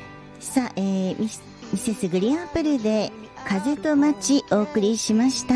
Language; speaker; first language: Japanese; native; Japanese